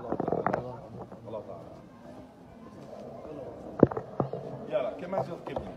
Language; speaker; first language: Indonesian; non-native, fluent; Arabic